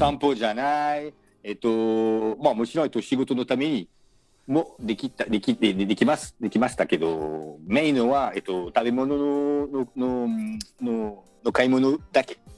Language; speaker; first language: Japanese; non-native, learner; French